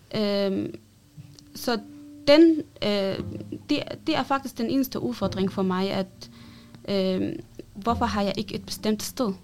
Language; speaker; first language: Danish; early bilingual, other home language; Arabic